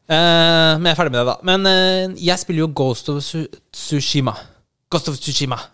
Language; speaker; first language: Norwegian; native; Norwegian